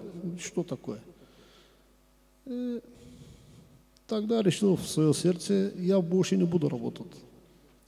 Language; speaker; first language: Russian; non-native, learner; Bulgarian